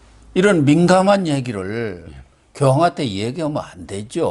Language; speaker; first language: Korean; native; Korean